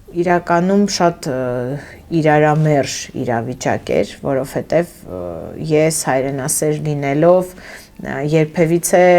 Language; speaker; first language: Armenian; early bilingual, heritage; Armenian